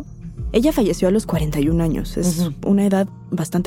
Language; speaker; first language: Spanish; native; Spanish